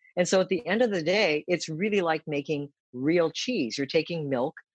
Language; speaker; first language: English; early bilingual, other home language; Japanese